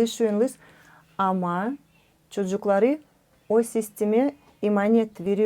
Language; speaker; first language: Turkish; non-native, learner; Russian